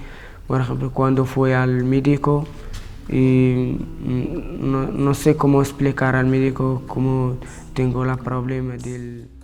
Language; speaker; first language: Spanish; non-native, learner; Arabic